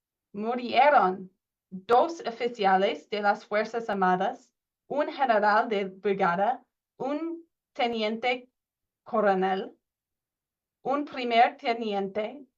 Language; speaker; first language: Spanish; non-native, learner; English